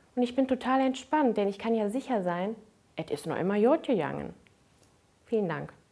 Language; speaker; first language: German; native; German